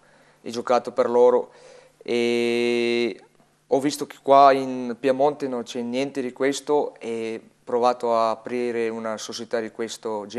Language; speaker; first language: Italian; non-native, learner; Afrikaans